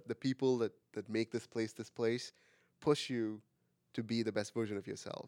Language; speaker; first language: English; non-native, local second language; Marathi